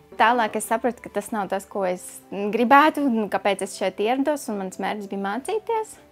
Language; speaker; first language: Latvian; native; Latvian